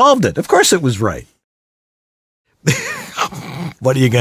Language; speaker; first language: English; native; English